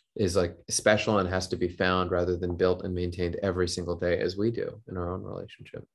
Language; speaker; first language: English; early bilingual, other home language; Hindi